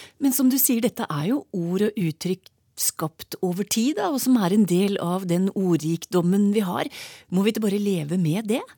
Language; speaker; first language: Norwegian; native; Norwegian